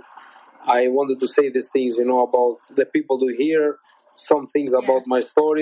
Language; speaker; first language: English; non-native, fluent; Albanian